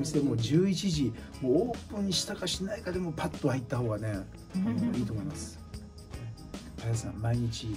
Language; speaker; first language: Japanese; native; Japanese